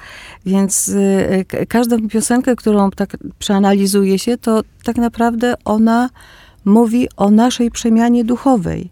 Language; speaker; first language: Polish; early bilingual, other home language; Greek